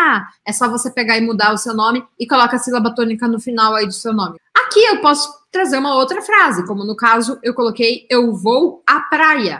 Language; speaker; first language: Portuguese; native; Portuguese